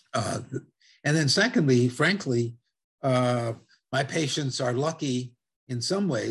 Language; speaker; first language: English; non-native, fluent; Italian